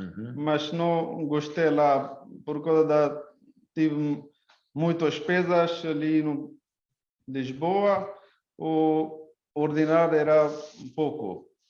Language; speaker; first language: Portuguese; non-native, learner; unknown